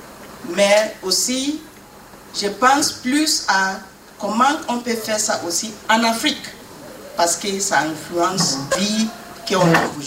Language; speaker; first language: French; non-native, learner; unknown